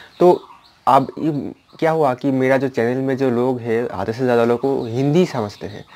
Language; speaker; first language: Hindi; non-native, local second language; Bangla